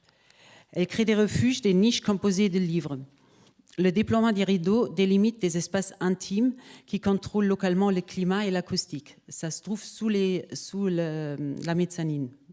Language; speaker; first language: French; native; French